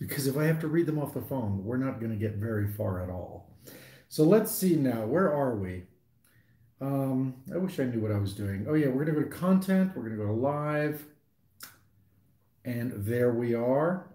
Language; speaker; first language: English; native; English